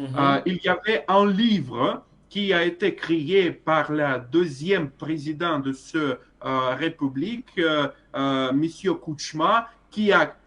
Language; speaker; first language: French; non-native, fluent; Russian